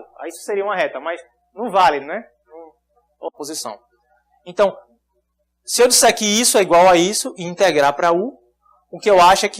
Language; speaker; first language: Portuguese; native; Portuguese